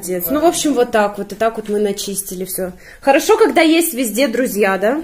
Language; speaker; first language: Russian; native; Russian